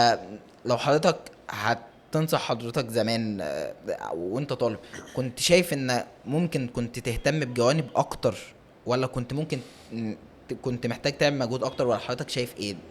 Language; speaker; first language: Arabic; native; Arabic